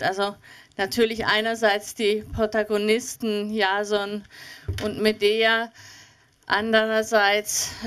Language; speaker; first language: German; native; German